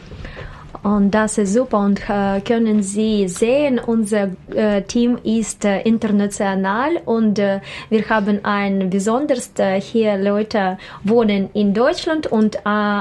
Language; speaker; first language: German; non-native, learner; Russian